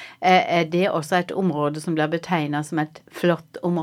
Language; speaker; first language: Norwegian; native; Norwegian